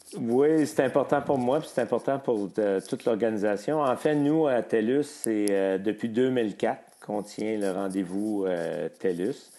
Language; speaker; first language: French; native; French